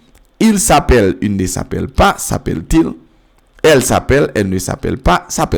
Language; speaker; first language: French; non-native, fluent; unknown